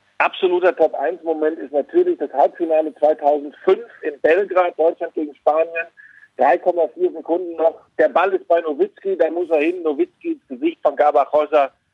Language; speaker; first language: German; native; German